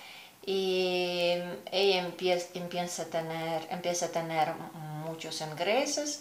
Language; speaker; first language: Spanish; non-native, learner; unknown